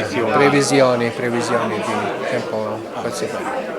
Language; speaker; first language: Italian; non-native, learner; Georgian